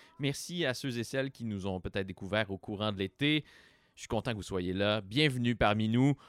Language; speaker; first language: French; native; French